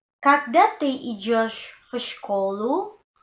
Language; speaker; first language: Russian; non-native, learner; Indonesian